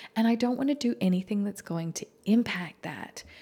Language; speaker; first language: English; native; English